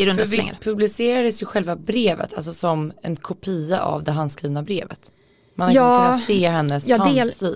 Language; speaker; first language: Swedish; native; Swedish